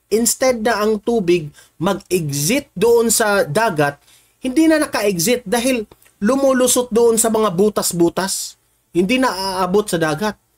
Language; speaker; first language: Filipino; non-native, local second language; Cebuano